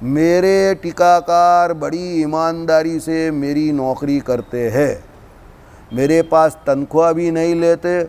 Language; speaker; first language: Hindi; non-native, local second language; Gujarati